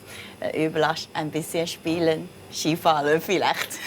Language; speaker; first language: German; non-native, learner; Chinese